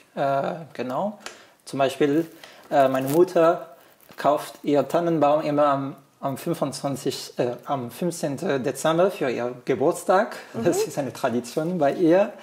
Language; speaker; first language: German; non-native, fluent; French